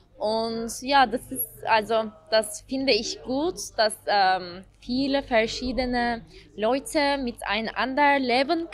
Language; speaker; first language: German; non-native, fluent; Turkish